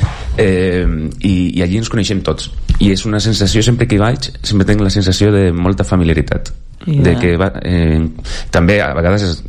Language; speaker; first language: Catalan; native; Catalan